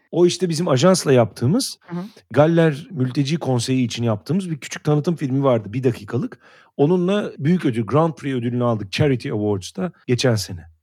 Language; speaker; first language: Turkish; native; Turkish